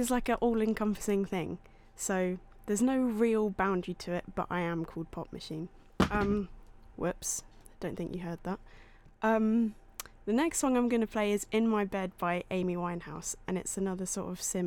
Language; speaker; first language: English; native; English